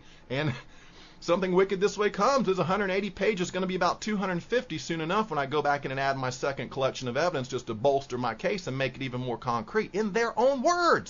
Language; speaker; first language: English; native; English